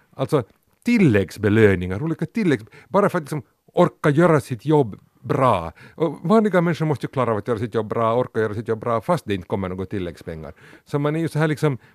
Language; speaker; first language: Swedish; native; Swedish